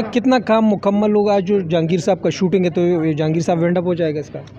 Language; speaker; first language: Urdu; non-native, local second language; Pashto